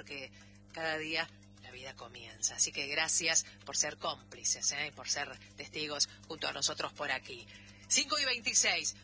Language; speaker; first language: Spanish; native; Spanish